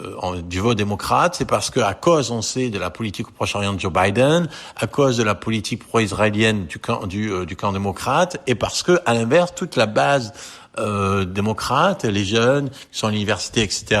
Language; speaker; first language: French; native; French